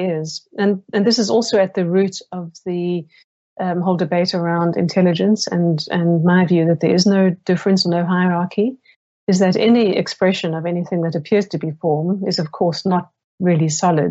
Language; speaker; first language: English; native; English